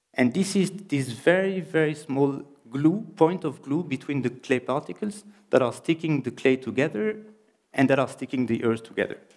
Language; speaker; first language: English; non-native, fluent; French